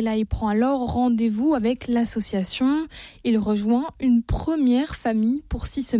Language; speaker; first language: French; native; French